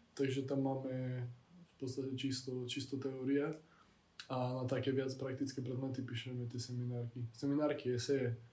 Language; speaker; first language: Slovak; native; Slovak